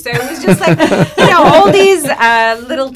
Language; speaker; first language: English; non-native, fluent; Turkish